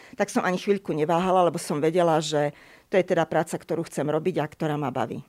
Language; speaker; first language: Slovak; native; Slovak